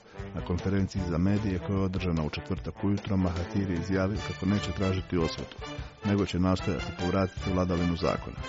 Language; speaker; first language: Croatian; native; Croatian